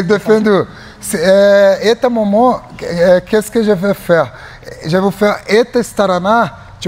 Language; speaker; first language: French; non-native, learner; Portuguese